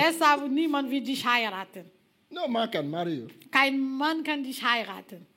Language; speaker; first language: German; non-native, learner; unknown